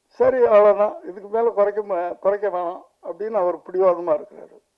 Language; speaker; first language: Tamil; native; Tamil